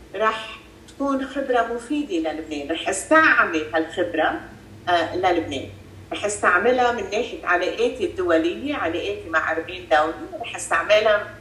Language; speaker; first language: Arabic; native; Arabic